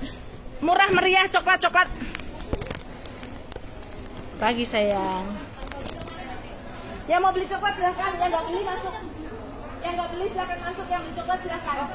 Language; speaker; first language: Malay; non-native, local second language; Javanese